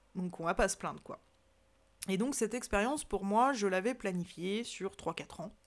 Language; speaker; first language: French; native; French